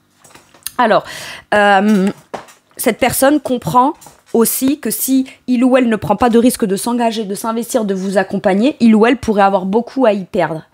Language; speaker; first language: French; native; French